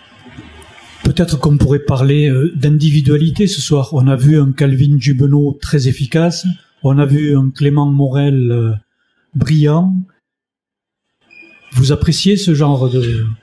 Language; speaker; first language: French; native; French